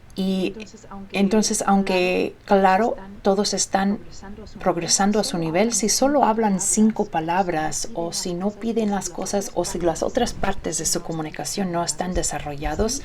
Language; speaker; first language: Spanish; early bilingual, heritage; Spanish